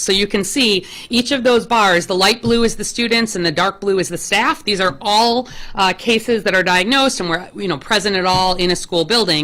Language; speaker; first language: English; native; English